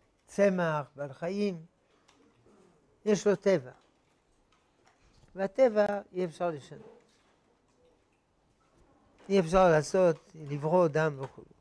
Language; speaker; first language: Hebrew; non-native, fluent; French